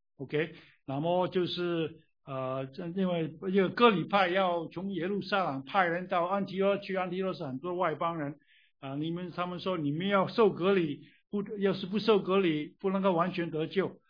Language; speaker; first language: Chinese; native; Chinese